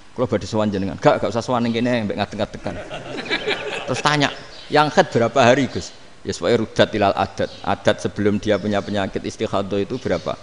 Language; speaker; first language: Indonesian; non-native, local second language; Javanese